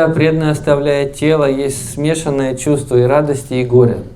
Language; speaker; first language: Russian; native; Russian